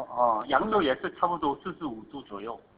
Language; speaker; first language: Chinese; non-native, fluent; Korean